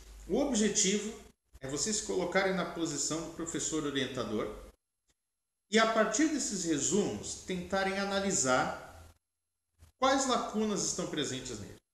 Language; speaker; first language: Portuguese; native; Portuguese